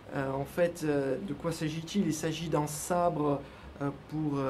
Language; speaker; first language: French; non-native, fluent; Russian